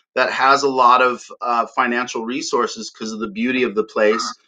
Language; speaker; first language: English; native; English